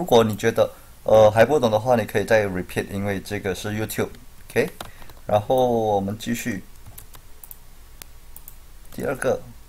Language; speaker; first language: Chinese; non-native, fluent; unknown